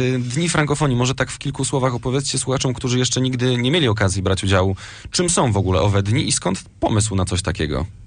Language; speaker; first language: Polish; native; Polish